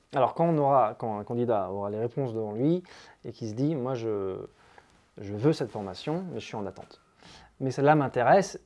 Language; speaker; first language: French; native; French